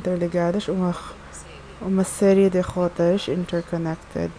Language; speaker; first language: Portuguese; non-native, learner; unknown